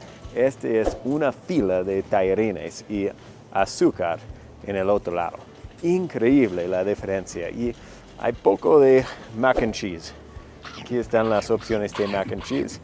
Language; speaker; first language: Spanish; non-native, fluent; English